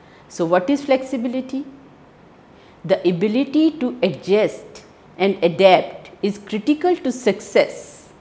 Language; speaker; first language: English; non-native, local second language; Hindi